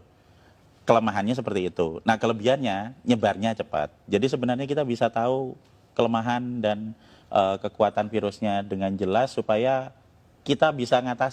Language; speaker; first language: Indonesian; native; Indonesian